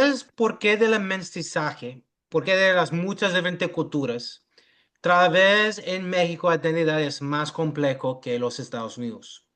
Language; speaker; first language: Spanish; early bilingual, heritage; English